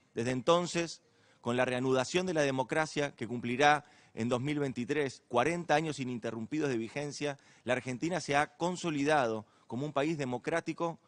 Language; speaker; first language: Spanish; native; Spanish